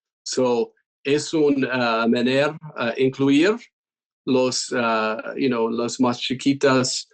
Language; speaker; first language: Spanish; non-native, fluent; English